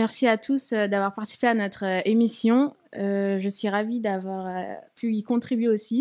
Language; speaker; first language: French; native; French